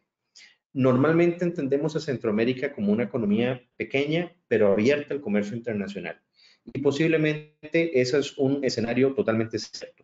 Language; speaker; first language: Spanish; native; Spanish